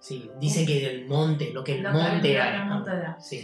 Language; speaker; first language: Spanish; non-native, fluent; Chinese